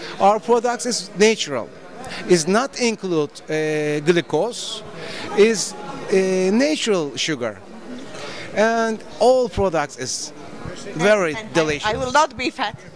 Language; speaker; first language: English; non-native, learner; Turkish